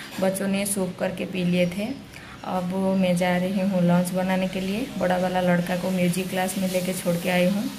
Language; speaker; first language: Hindi; native; Hindi